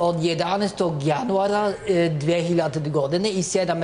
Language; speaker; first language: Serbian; non-native, learner; Norwegian